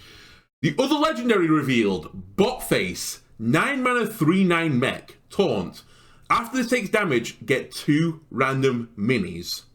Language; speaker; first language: English; native; English